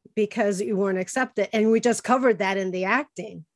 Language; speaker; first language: English; early bilingual, other home language; Spanish